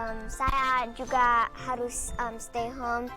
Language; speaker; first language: Indonesian; early bilingual, heritage; Indonesian